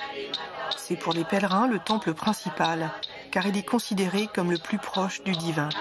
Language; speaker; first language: French; native; French